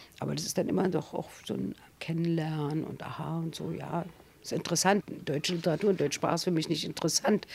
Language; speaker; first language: German; native; German